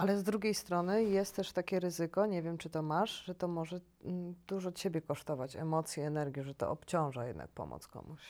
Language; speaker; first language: Polish; native; Polish